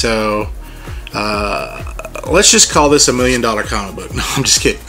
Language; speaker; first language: English; native; English